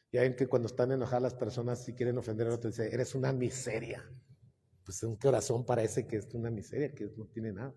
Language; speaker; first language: Spanish; native; Spanish